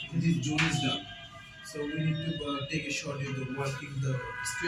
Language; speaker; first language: English; non-native, learner; Bangla